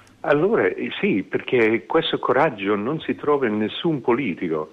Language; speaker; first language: Italian; non-native, fluent; English